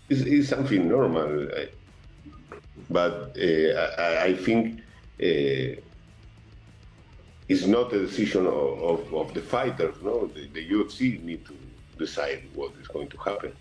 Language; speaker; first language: English; non-native, learner; Spanish